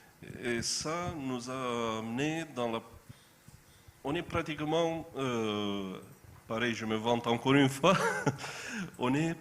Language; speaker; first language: French; non-native, fluent; Romanian